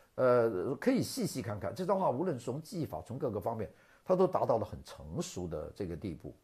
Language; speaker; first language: Chinese; non-native, local second language; Cantonese